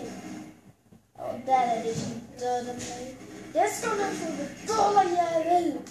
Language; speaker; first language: Swedish; early bilingual, other home language; Albanian